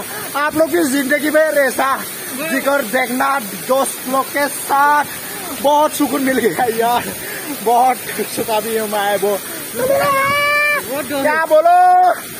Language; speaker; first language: Hindi; non-native, local second language; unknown